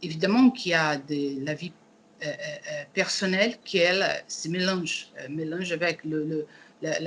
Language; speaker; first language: French; non-native, learner; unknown